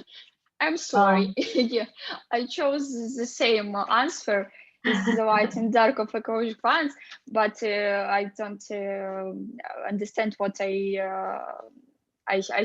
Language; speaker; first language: English; non-native, fluent; Russian